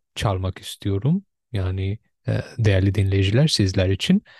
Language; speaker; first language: Turkish; non-native, fluent; Bangla